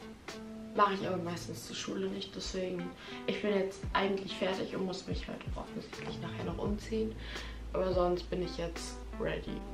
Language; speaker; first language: German; native; German